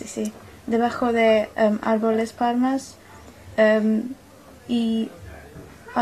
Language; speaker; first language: Spanish; non-native, learner; English